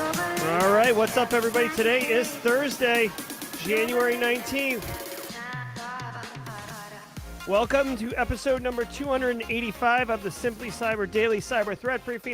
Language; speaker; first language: English; native; English